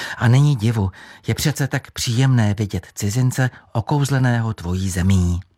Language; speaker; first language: Czech; native; Czech